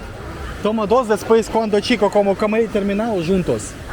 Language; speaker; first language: Portuguese; non-native, learner; Russian